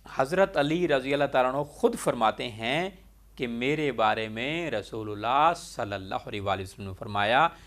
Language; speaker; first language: Urdu; non-native, local second language; Punjabi